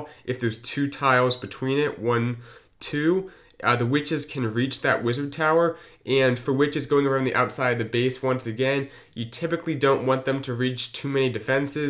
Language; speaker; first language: English; native; English